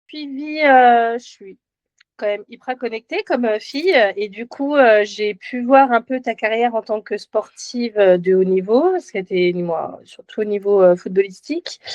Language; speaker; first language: French; native; French